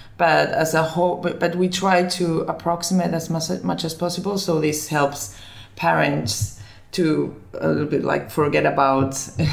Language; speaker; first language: English; early bilingual, other home language; Finnish